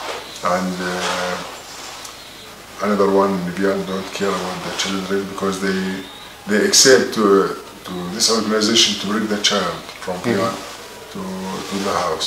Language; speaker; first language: English; non-native, learner; Arabic